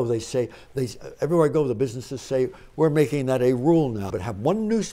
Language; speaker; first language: English; native; English